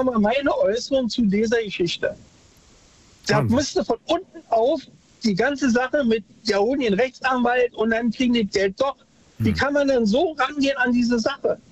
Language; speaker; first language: German; native; German